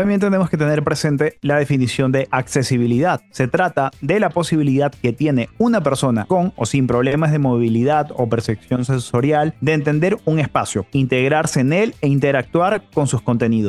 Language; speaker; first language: Spanish; native; Spanish